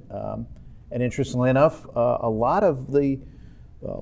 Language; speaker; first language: English; native; English